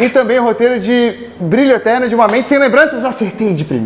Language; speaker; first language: Portuguese; native; Portuguese